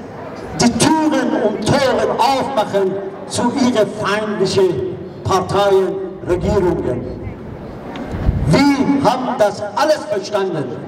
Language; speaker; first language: German; non-native, fluent; Persian